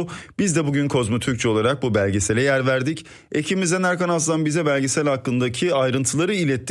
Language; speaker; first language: Turkish; native; Turkish